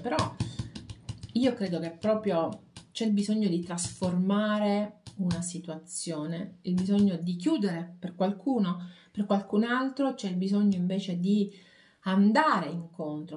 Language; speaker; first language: Italian; native; Italian